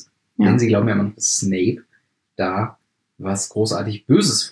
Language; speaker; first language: German; native; German